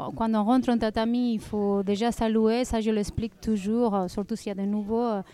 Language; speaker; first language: French; non-native, fluent; Spanish